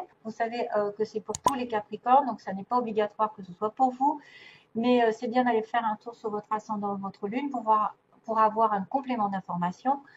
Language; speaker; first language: French; native; French